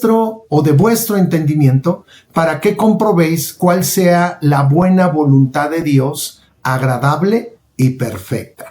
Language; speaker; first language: Spanish; native; Spanish